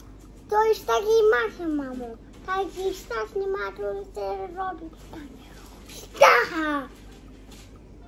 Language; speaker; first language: Polish; early bilingual, heritage; Polish